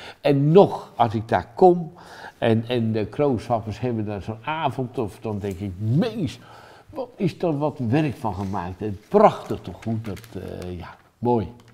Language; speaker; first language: Dutch; native; Dutch